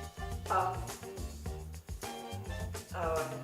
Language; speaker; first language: French; native; French